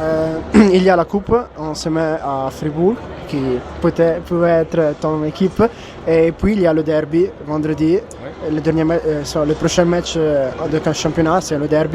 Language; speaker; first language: French; non-native, learner; Italian